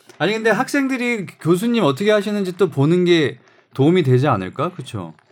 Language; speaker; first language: Korean; native; Korean